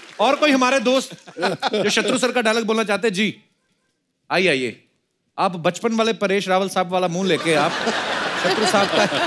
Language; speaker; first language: Hindi; non-native, local second language; Punjabi